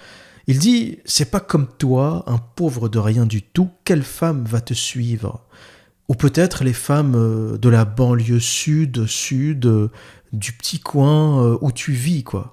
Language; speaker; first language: French; native; French